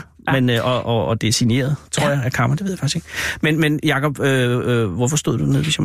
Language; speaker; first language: Danish; native; Danish